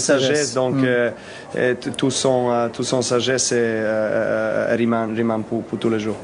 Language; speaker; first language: French; non-native, learner; Serbian